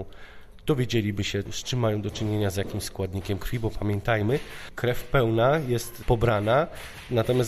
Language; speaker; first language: Polish; native; Polish